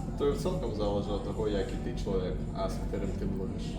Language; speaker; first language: Slovak; non-native, learner; Russian